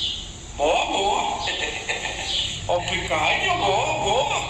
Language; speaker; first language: Portuguese; non-native, learner; Spanish